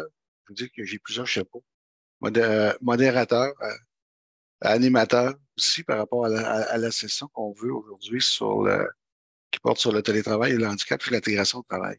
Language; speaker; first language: French; native; French